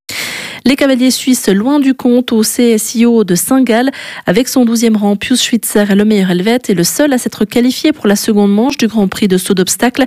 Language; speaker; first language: French; native; French